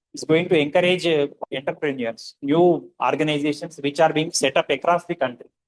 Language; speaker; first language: English; non-native, local second language; Telugu